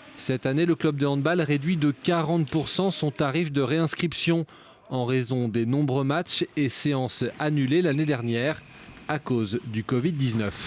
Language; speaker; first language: French; native; French